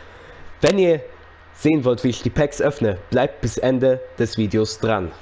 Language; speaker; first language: German; native; German